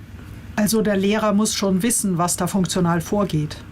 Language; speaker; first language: German; native; German